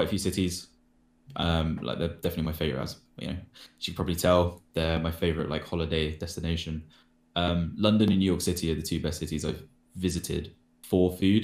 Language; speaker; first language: English; native; English